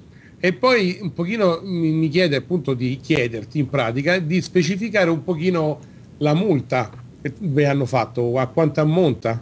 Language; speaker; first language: Italian; native; Italian